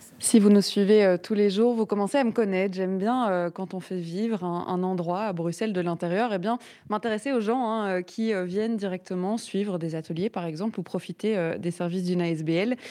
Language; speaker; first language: French; native; French